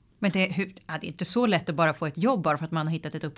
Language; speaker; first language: Swedish; native; Swedish